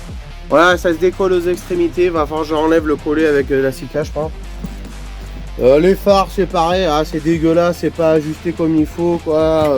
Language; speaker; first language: French; native; French